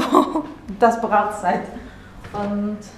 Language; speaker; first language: German; non-native, learner; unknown